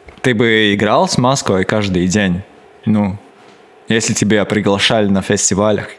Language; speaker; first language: Russian; non-native, local second language; Latvian